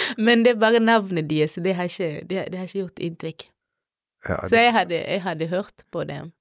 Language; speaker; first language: Norwegian; non-native, fluent; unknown